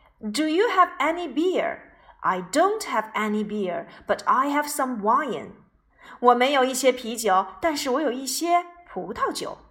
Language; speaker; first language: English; non-native, fluent; Chinese